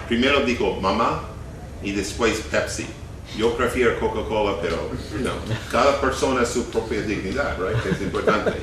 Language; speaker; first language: Spanish; non-native, fluent; English